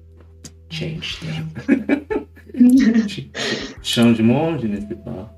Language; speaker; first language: French; non-native, learner; German